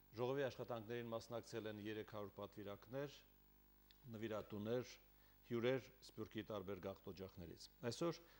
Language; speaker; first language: Armenian; native; Armenian